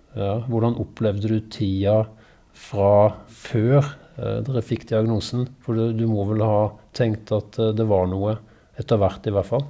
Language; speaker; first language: Norwegian; native; Norwegian